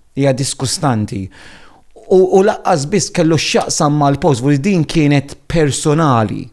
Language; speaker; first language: Maltese; non-native, fluent; Italian